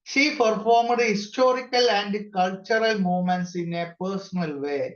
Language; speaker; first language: English; non-native, local second language; Malayalam